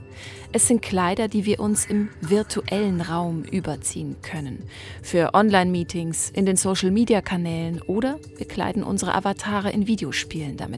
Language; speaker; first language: German; native; German